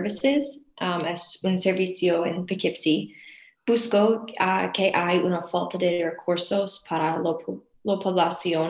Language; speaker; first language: Spanish; non-native, learner; English